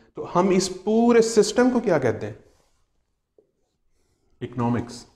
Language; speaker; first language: Urdu; non-native, local second language; Punjabi